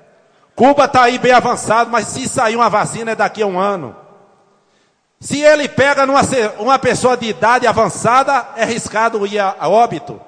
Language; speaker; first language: Portuguese; native; Portuguese